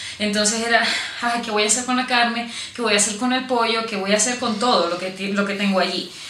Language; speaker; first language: Spanish; native; Spanish